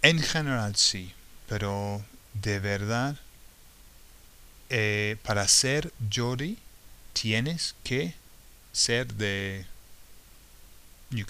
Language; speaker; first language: Spanish; non-native, fluent; English